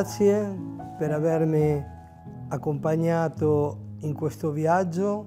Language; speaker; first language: Italian; non-native, local second language; Spanish